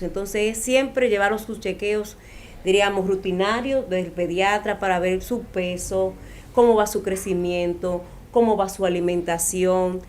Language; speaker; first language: Spanish; native; Spanish